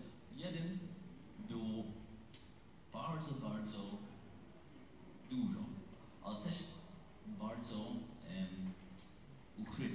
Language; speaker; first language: Polish; non-native, learner; English